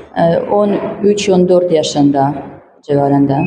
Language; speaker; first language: Turkish; non-native, learner; Russian